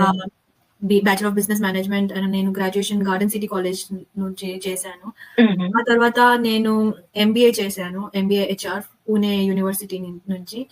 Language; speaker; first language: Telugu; non-native, local second language; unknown